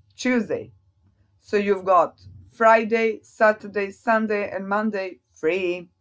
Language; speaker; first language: English; non-native, fluent; Serbian